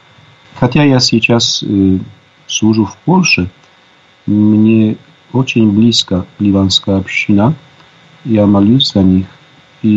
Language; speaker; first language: Russian; non-native, fluent; Polish